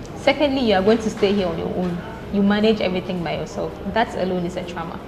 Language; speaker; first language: English; non-native, local second language; Akan